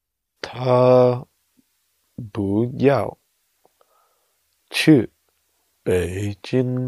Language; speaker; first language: Chinese; non-native, learner; English